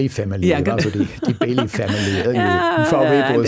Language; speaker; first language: German; native; German